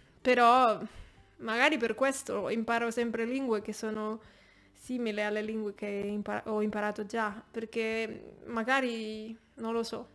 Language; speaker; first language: Italian; non-native, fluent; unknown